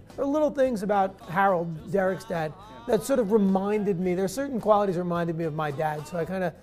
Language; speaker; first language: English; native; English